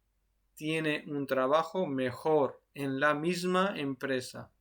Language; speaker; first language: Spanish; non-native, fluent; Urdu